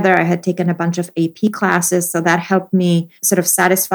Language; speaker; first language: English; non-native, fluent; Polish